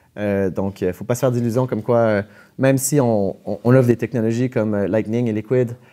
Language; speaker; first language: French; native; French